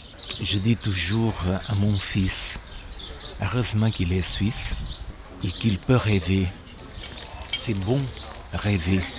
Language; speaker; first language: French; non-native, fluent; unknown